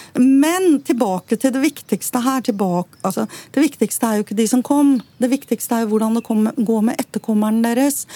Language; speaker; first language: Norwegian; native; Norwegian